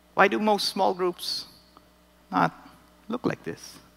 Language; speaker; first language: English; non-native, local second language; Filipino